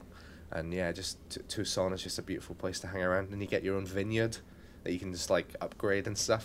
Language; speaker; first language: English; native; English